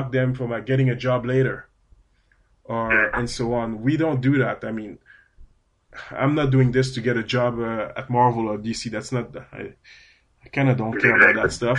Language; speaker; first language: English; non-native, fluent; French